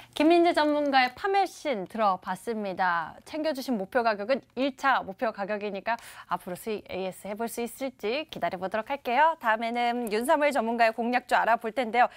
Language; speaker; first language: Korean; native; Korean